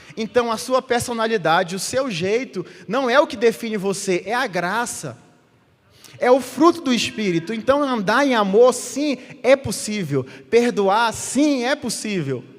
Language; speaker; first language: Portuguese; native; Portuguese